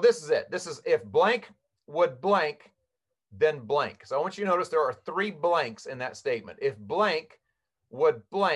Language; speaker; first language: English; native; English